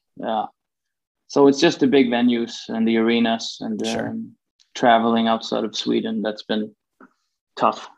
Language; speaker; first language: English; non-native, fluent; Swedish